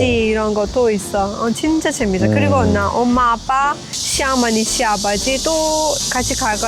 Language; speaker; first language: Korean; non-native, learner; Persian